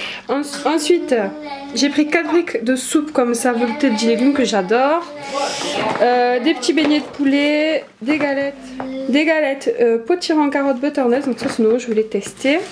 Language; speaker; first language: French; native; French